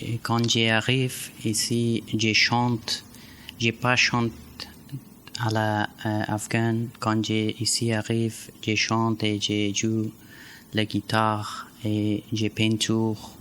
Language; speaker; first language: French; non-native, learner; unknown